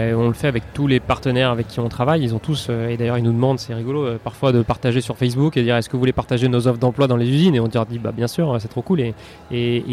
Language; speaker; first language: French; native; French